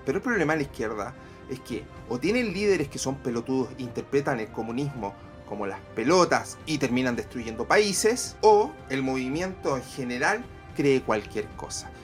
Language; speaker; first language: Spanish; native; Spanish